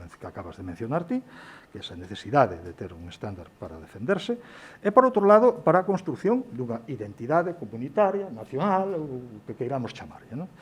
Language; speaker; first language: Galician; native; Galician